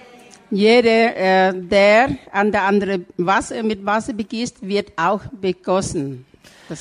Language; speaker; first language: German; non-native, fluent; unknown